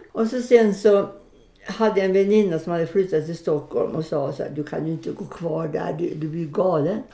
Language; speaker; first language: Swedish; native; Swedish